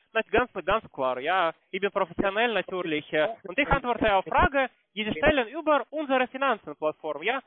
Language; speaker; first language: German; non-native, learner; Russian